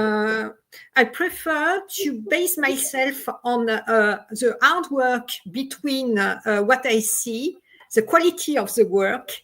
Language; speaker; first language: English; non-native, fluent; French